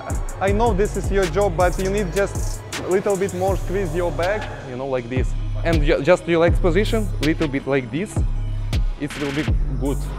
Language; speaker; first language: English; non-native, learner; Russian